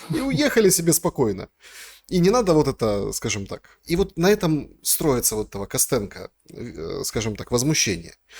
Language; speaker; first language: Russian; native; Russian